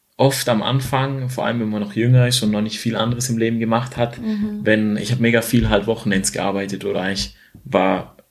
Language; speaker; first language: German; native; German